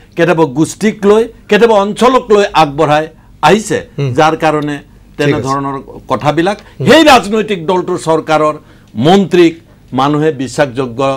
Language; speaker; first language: Assamese; native; Assamese